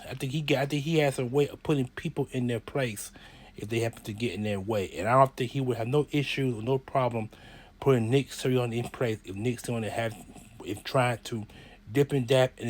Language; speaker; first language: English; native; English